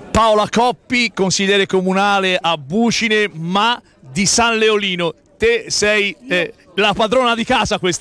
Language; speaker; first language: Italian; native; Italian